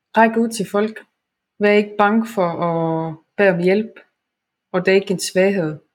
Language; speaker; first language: Danish; non-native, fluent; Estonian